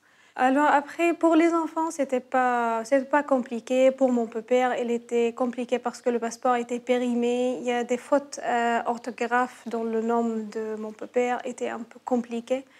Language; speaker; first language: French; non-native, learner; Arabic